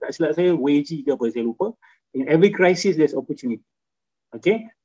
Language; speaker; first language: English; non-native, local second language; Malay